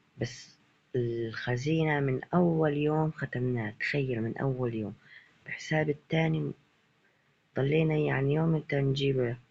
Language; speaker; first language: Arabic; native; Arabic